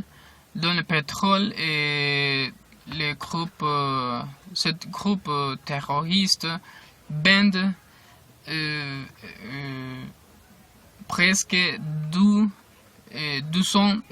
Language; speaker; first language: French; non-native, learner; Spanish